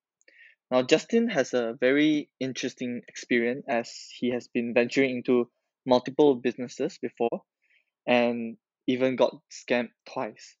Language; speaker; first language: English; non-native, local second language; Chinese